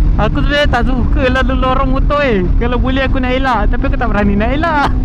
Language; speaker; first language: Malay; native; Malay